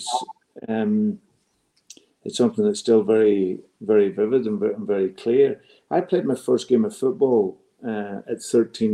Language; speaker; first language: English; native; English